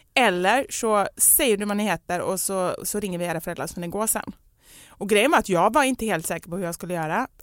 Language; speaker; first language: Swedish; native; Swedish